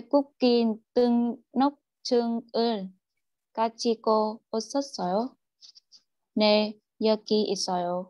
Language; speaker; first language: Korean; non-native, learner; Vietnamese